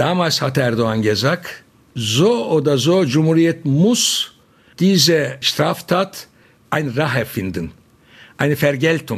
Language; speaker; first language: German; non-native, fluent; Turkish